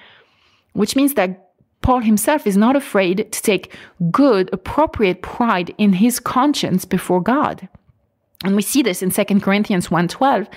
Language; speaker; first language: English; non-native, fluent; French